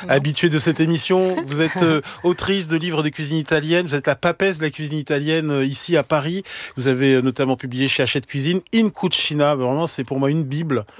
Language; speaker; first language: French; native; French